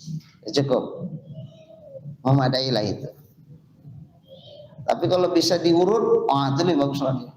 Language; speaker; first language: Indonesian; native; Indonesian